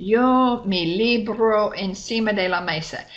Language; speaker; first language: Spanish; non-native, fluent; English